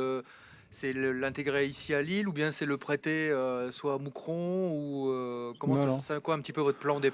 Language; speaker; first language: French; native; French